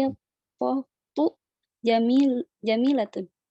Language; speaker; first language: Arabic; non-native, learner; Indonesian